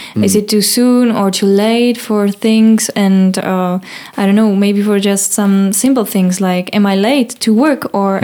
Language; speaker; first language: English; non-native, learner; Czech